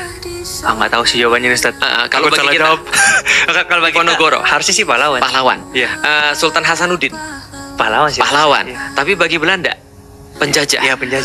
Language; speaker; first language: Indonesian; native; Indonesian